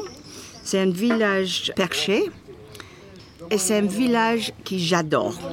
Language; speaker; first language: French; non-native, learner; English